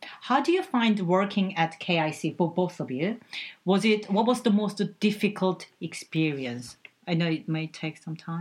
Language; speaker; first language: English; non-native, fluent; Korean